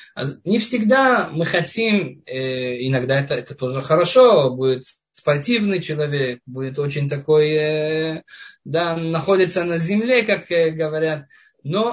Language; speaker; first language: Russian; non-native, fluent; Hebrew